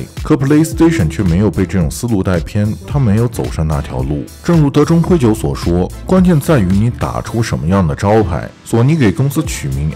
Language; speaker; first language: Chinese; native; Chinese